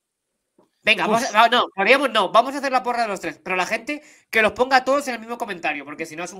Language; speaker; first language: Spanish; native; Spanish